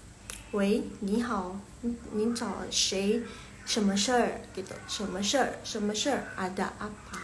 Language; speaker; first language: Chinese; non-native, local second language; Indonesian